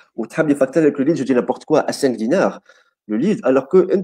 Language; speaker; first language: French; non-native, local second language; Arabic